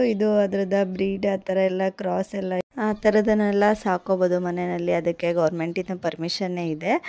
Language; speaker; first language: Kannada; native; Kannada